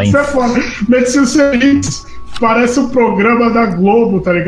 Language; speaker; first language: Portuguese; native; Portuguese